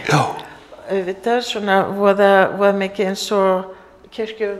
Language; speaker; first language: Icelandic; early bilingual, heritage; English